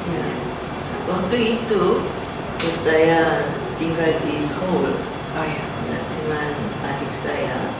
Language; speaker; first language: Indonesian; non-native, learner; Korean